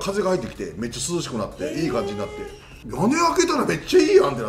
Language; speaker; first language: Japanese; native; Japanese